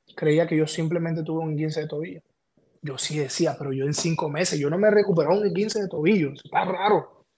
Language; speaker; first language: Spanish; native; Spanish